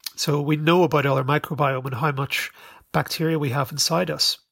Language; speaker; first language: English; native; English